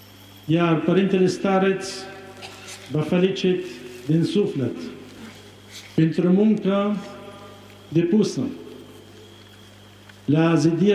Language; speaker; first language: Romanian; non-native, fluent; Arabic